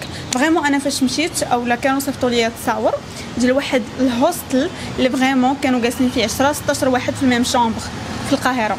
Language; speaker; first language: Arabic; native; Arabic